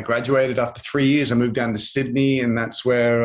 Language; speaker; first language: English; native; English